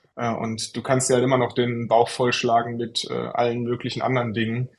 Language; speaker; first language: German; native; German